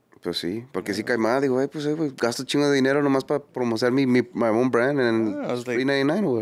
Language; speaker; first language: Spanish; early bilingual, other home language; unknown